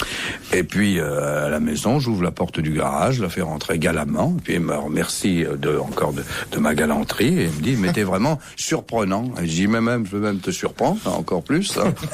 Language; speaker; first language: French; native; French